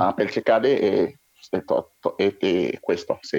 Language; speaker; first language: Italian; non-native, learner; French